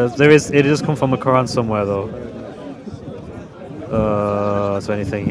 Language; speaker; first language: English; native; English